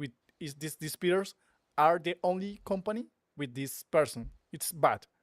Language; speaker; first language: English; non-native, learner; Spanish